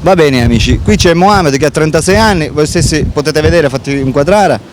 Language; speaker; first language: Italian; native; Italian